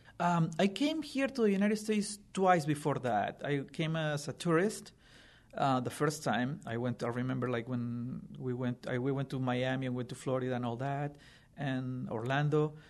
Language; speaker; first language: English; non-native, fluent; Spanish